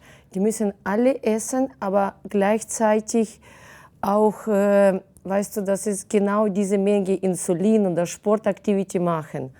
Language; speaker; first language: German; non-native, fluent; Russian